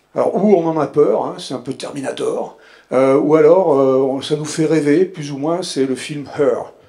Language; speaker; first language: French; native; French